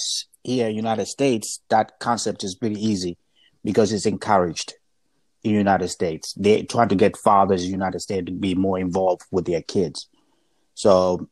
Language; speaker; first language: English; non-native, local second language; Swahili